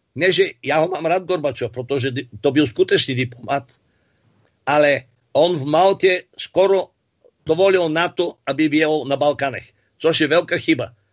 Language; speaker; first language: Czech; non-native, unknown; Bulgarian